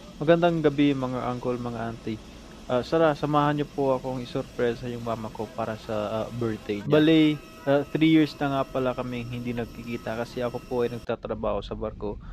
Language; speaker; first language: Filipino; non-native, local second language; Cebuano